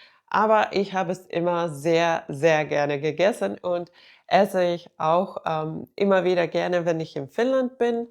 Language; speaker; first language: German; non-native, fluent; Finnish